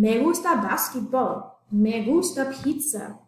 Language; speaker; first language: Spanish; non-native, fluent; English